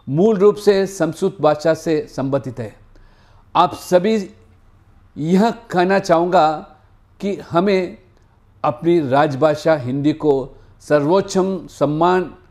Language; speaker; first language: Hindi; non-native, local second language; Telugu